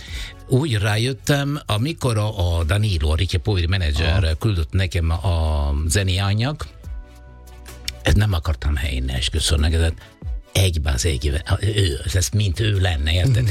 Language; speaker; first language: Hungarian; non-native, learner; Italian